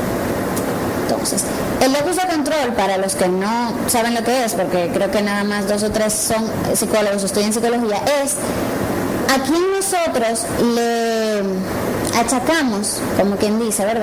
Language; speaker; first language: Spanish; native; Spanish